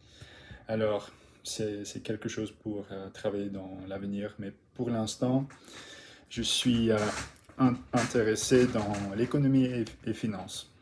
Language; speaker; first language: French; non-native, learner; English